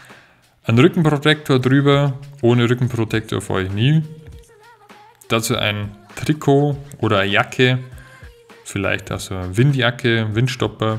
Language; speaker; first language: German; native; German